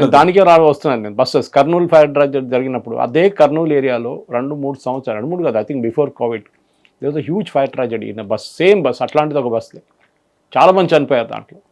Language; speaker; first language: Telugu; non-native, fluent; Malayalam